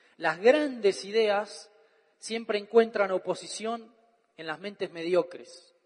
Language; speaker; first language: Spanish; native; Spanish